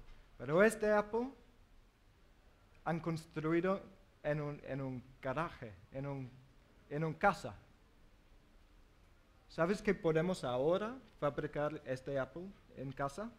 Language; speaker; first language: Spanish; non-native, learner; English